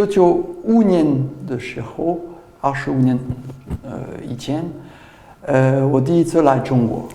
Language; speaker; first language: Chinese; non-native, learner; French